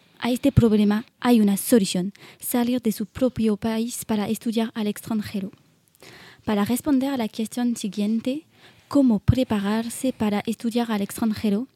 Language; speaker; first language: Spanish; non-native, learner; French